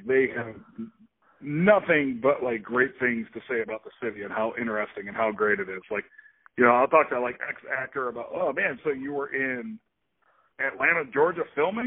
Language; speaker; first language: English; native; English